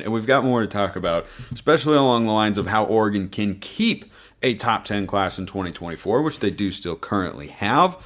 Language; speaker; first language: English; native; English